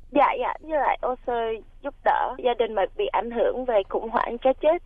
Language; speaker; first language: Vietnamese; early bilingual, heritage; Vietnamese